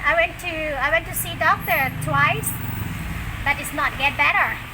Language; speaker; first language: English; non-native, learner; Thai